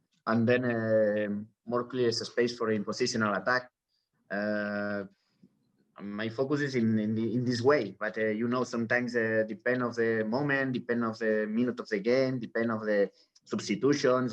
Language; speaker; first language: English; non-native, learner; Spanish